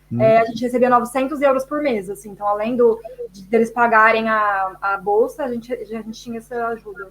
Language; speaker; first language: Portuguese; native; Portuguese